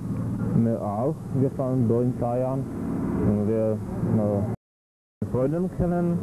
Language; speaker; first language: German; non-native, learner; Czech